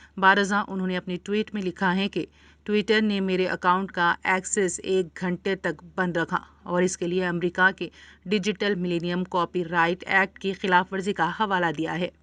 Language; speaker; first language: Urdu; native; Urdu